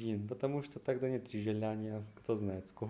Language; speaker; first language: Russian; non-native, learner; Hungarian